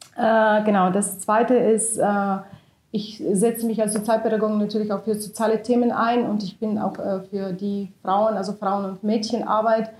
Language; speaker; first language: German; non-native, fluent; Bulgarian